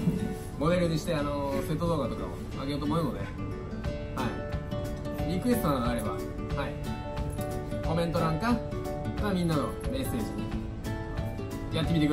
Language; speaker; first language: Japanese; native; Japanese